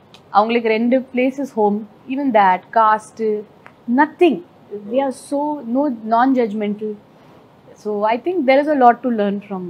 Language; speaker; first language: Tamil; non-native, fluent; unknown